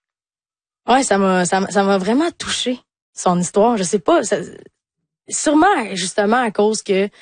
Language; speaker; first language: French; native; French